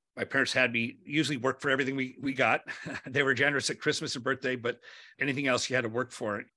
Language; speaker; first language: English; native; English